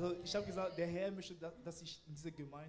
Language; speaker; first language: German; non-native, learner; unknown